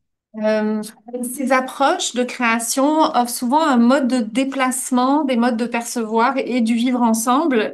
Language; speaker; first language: French; native; French